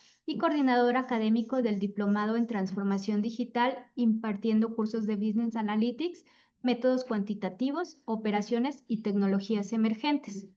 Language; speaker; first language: Spanish; native; Spanish